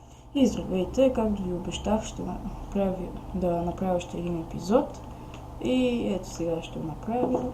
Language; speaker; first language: Bulgarian; native; Bulgarian